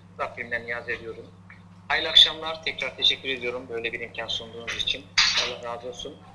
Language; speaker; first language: Turkish; early bilingual, heritage; Turkish